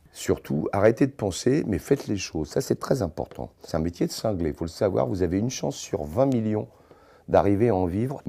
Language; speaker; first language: French; native; French